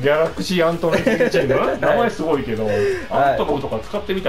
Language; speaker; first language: Japanese; native; Japanese